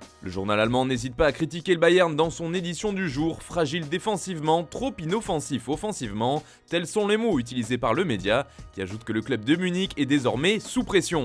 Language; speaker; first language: French; native; French